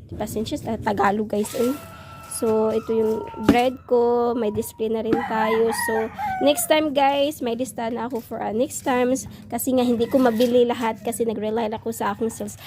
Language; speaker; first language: Filipino; non-native, local second language; Cebuano